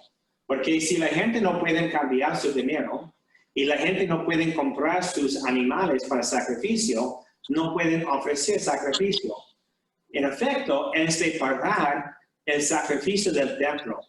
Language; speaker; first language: Spanish; non-native, fluent; English